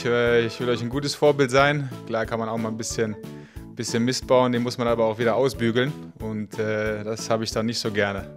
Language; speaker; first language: German; native; German